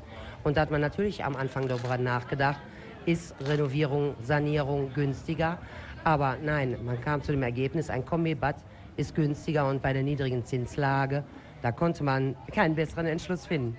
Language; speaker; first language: German; native; German